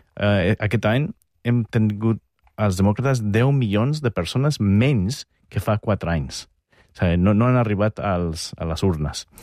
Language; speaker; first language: Catalan; non-native, fluent; English